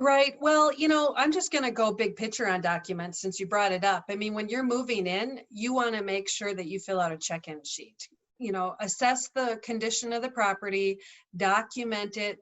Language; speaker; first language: English; native; English